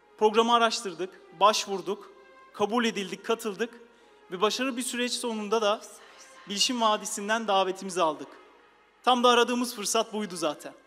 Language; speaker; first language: Turkish; early bilingual, heritage; Turkish